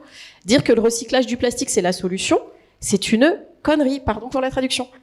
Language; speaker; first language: French; native; French